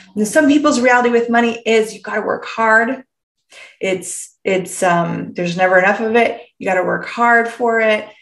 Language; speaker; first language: English; native; English